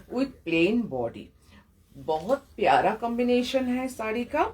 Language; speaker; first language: Hindi; non-native, local second language; Bangla